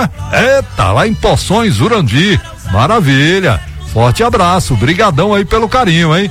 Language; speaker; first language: Portuguese; native; Portuguese